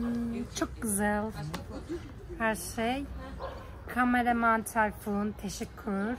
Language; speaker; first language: Turkish; non-native, learner; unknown